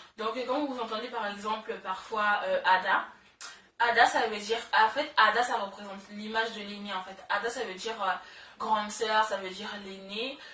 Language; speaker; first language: French; early bilingual, other home language; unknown